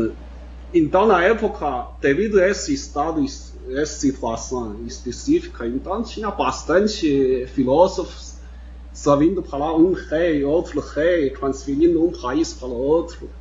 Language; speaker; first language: Portuguese; non-native, fluent; Chinese